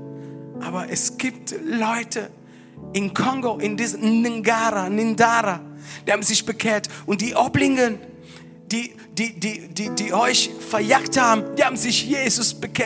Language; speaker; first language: German; non-native, fluent; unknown